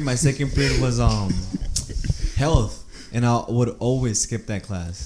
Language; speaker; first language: English; early bilingual, other home language; Spanish